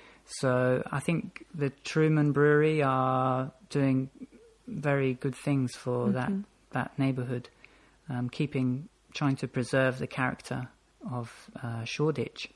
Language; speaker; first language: English; native; English